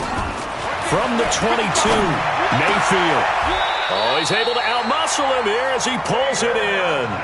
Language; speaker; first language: English; native; English